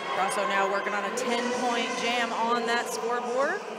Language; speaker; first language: English; native; English